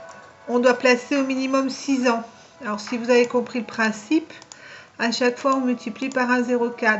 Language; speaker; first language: French; native; French